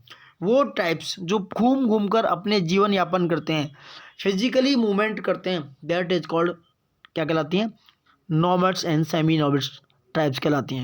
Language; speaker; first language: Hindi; native; Hindi